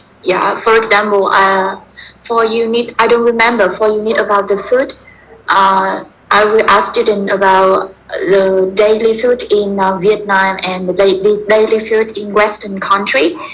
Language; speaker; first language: English; non-native, fluent; Vietnamese